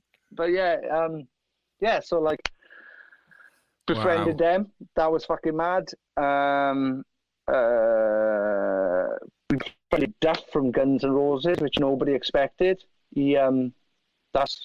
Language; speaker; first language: English; native; English